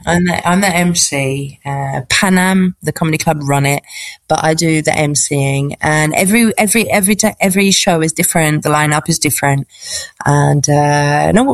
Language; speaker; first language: English; native; English